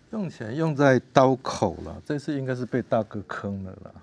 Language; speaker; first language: Chinese; native; Chinese